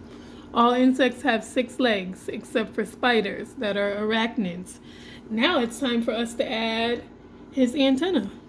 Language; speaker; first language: English; native; English